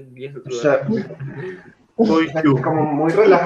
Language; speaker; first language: Spanish; native; Spanish